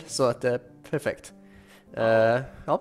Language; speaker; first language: Swedish; native; Swedish